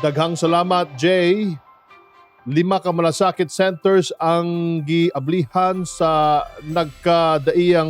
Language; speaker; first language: Cebuano; native; Cebuano